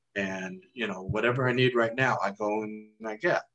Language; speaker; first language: English; native; English